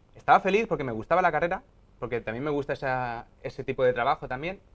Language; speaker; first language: Spanish; native; Spanish